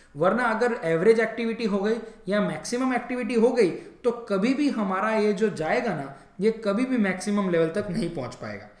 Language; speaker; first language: Hindi; native; Hindi